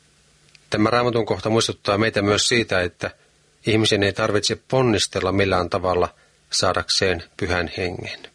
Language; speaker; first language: Finnish; native; Finnish